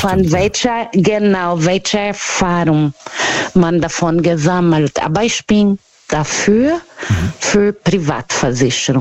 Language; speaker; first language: German; non-native, learner; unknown